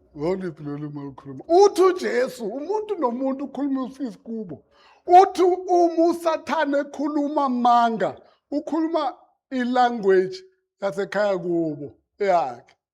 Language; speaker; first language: Zulu; native; Zulu